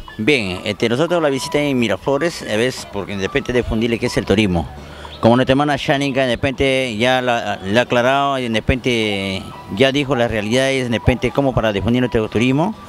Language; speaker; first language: Spanish; non-native, local second language; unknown